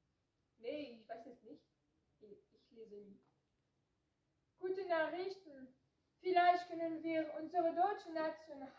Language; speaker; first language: German; non-native, learner; French